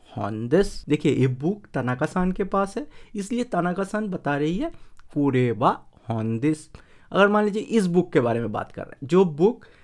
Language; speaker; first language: Hindi; native; Hindi